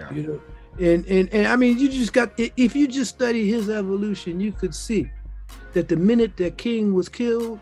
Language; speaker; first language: English; native; English